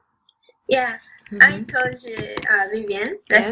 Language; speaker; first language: English; non-native, learner; Japanese